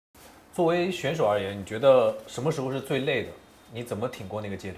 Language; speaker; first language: Chinese; native; Chinese